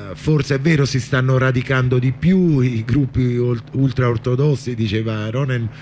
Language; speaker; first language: Italian; native; Italian